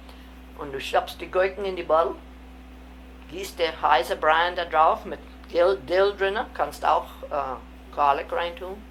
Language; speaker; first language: German; early bilingual, heritage; German